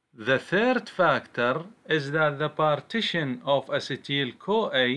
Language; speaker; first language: English; non-native, fluent; Arabic